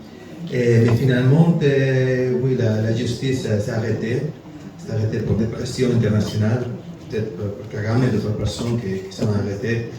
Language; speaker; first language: French; non-native, learner; Spanish